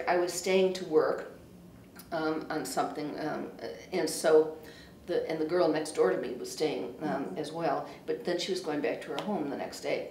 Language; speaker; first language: English; native; English